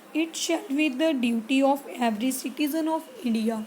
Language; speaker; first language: English; non-native, local second language; Punjabi